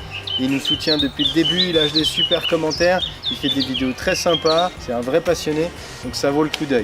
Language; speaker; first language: French; native; French